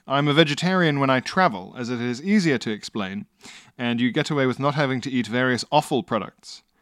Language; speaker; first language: English; native; English